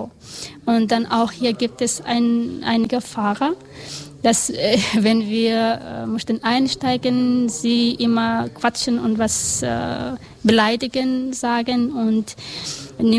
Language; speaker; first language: German; non-native, learner; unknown